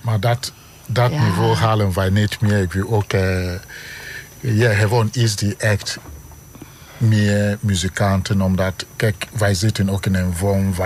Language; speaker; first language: Dutch; non-native, learner; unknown